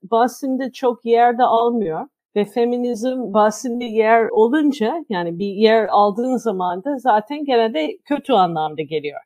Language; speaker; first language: Turkish; non-native, fluent; English